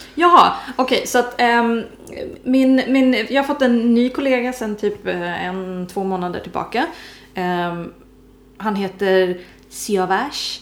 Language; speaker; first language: Swedish; early bilingual, other home language; Persian